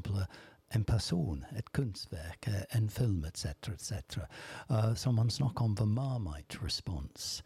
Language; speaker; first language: Norwegian; non-native, fluent; English